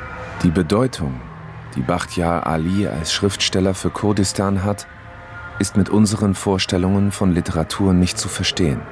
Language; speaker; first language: German; native; German